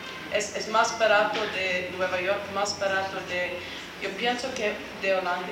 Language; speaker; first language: Spanish; non-native, learner; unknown